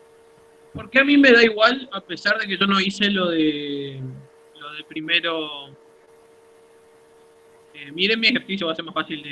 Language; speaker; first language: Spanish; native; Spanish